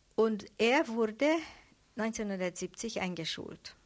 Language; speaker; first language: German; non-native, fluent; Hungarian